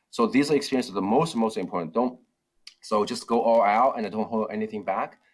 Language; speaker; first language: English; non-native, fluent; Chinese